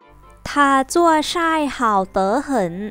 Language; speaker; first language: Chinese; non-native, fluent; Thai